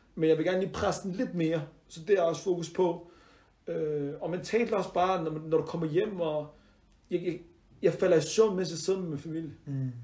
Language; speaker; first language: Danish; early bilingual, other home language; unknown